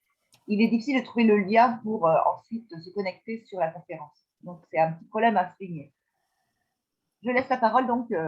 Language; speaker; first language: French; native; French